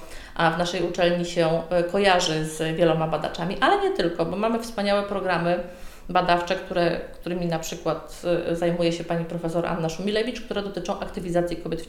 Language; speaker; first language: Polish; native; Polish